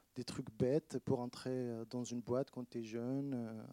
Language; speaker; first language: French; non-native, fluent; Arabic